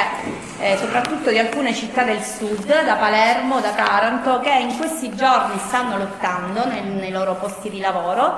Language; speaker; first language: Italian; native; Italian